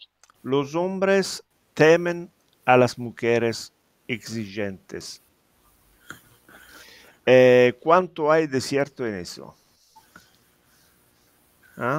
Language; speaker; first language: Spanish; non-native, fluent; Italian